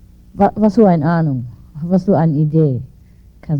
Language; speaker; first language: German; non-native, learner; Vietnamese